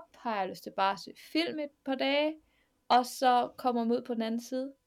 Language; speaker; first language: Danish; native; Danish